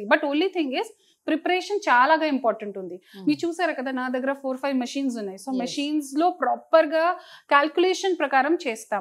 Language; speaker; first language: Telugu; non-native, fluent; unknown